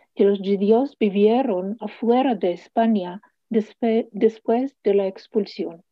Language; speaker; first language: Spanish; early bilingual, heritage; Hebrew